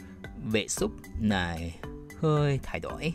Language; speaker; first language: Vietnamese; non-native, learner; Japanese